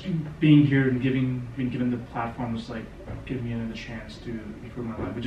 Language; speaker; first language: English; non-native, local second language; Gujarati